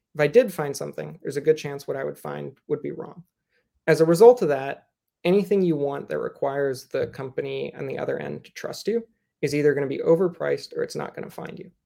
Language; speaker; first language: English; native; English